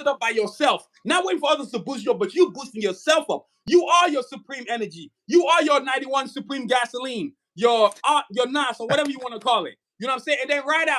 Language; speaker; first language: English; native; English